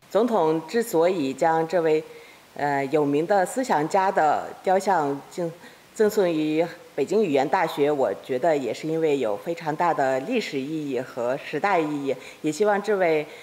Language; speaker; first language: Chinese; non-native, fluent; Kazakh